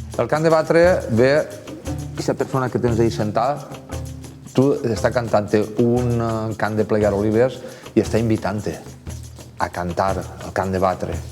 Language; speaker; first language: Catalan; native; Catalan